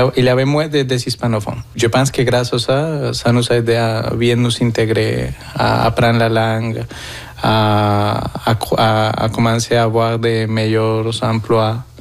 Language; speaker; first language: French; non-native, fluent; Spanish